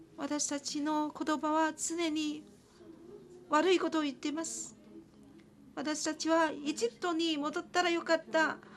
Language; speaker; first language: Japanese; non-native, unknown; Chinese